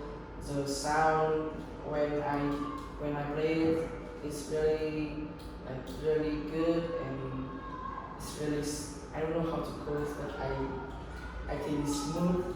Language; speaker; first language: English; non-native, learner; Vietnamese